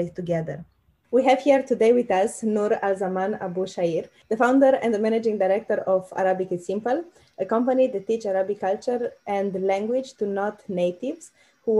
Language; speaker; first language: English; non-native, fluent; Romanian